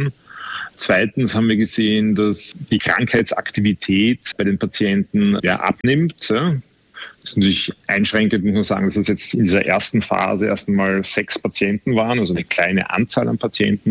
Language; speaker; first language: German; native; German